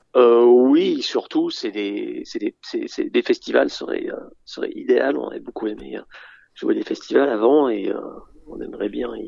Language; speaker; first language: French; early bilingual, other home language; English